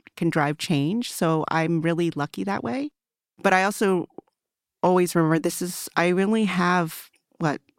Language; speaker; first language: English; early bilingual, other home language; Chinese